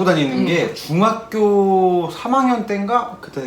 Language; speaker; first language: Korean; native; Korean